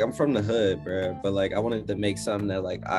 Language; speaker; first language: English; native; English